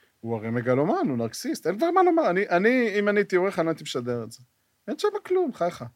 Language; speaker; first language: Hebrew; native; Hebrew